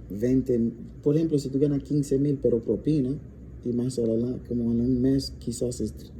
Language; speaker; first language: Spanish; non-native, learner; English